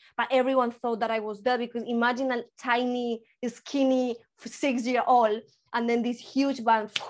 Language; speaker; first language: English; early bilingual, other home language; Spanish